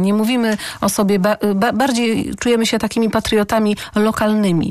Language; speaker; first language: Polish; native; Polish